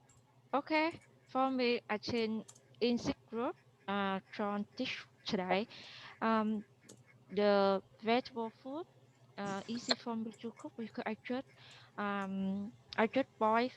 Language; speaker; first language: English; non-native, learner; Vietnamese